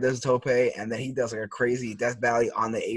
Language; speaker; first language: English; native; English